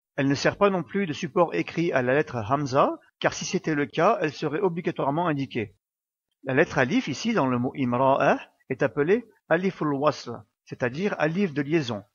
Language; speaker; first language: French; native; French